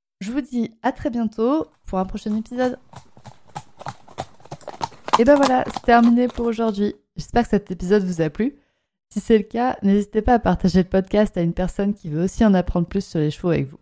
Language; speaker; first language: French; native; French